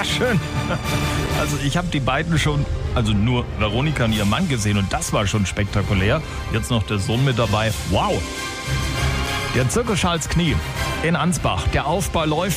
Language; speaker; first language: German; native; German